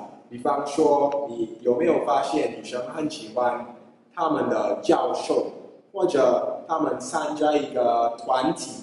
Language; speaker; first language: Chinese; non-native, fluent; English